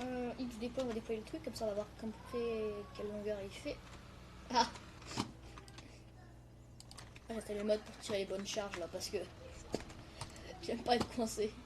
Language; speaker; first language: French; native; French